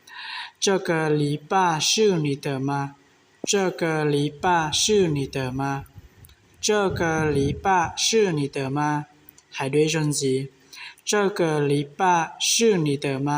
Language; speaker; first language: Chinese; non-native, learner; Hmong